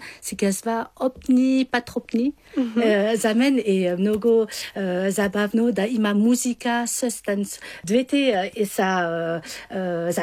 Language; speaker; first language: Bulgarian; non-native, learner; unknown